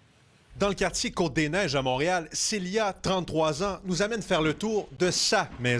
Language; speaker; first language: French; native; French